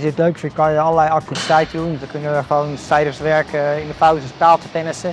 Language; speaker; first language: Dutch; native; Dutch